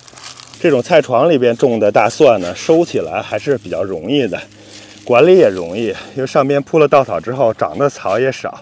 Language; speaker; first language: Chinese; native; Chinese